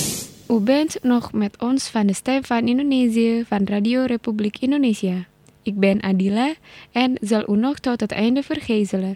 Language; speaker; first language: Dutch; non-native, learner; Indonesian